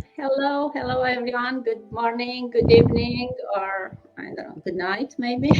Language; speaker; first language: English; non-native, fluent; Romanian